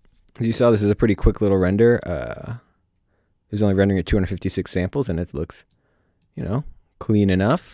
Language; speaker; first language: English; native; English